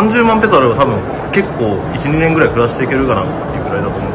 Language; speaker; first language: Japanese; early bilingual, other home language; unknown